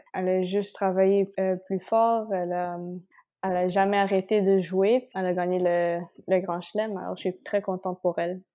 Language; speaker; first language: French; non-native, local second language; Spanish